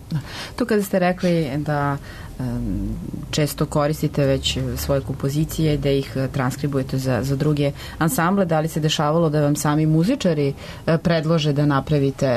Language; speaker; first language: Serbian; native; Serbian